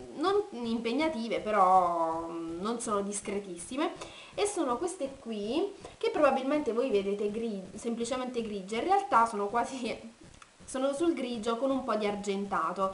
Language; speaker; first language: Italian; native; Italian